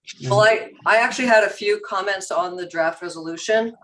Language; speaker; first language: English; native; English